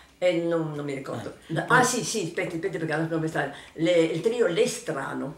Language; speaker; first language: Italian; early bilingual, heritage; Italian